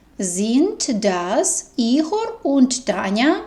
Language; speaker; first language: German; non-native, fluent; Ukrainian